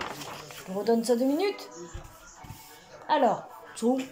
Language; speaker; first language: French; native; French